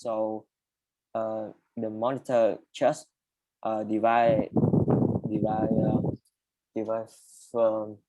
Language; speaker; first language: English; non-native, learner; Vietnamese